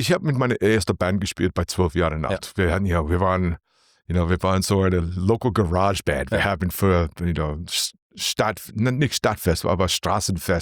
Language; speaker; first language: German; non-native, learner; English